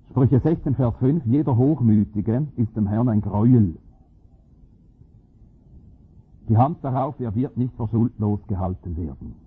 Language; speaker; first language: German; native; German